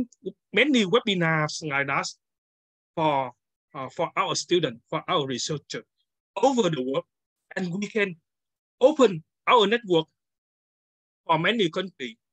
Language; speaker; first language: English; non-native, learner; Vietnamese